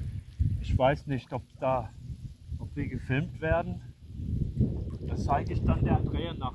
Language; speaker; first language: German; non-native, fluent; English